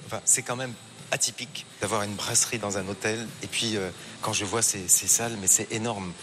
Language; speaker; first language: French; native; French